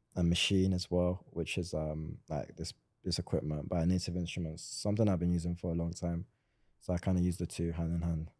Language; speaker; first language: English; native; English